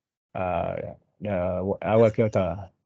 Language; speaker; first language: English; non-native, learner; Vietnamese